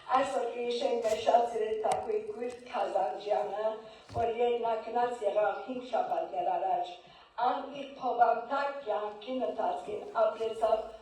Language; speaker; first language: Armenian; early bilingual, heritage; Armenian